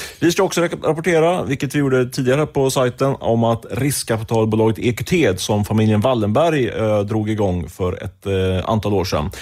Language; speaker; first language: Swedish; native; Swedish